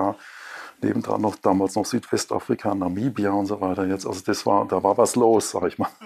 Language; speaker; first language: German; native; German